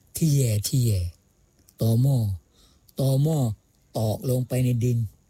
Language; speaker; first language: Thai; non-native, local second language; Pattani Malay